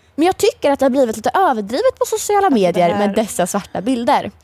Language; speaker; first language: Swedish; native; Swedish